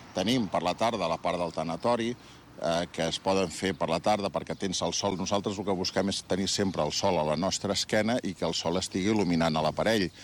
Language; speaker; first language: Catalan; native; Catalan